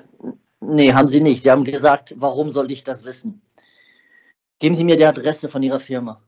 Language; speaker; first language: German; native; German